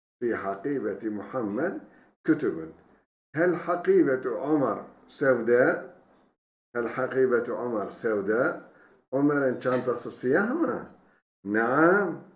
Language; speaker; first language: Arabic; non-native, fluent; Turkish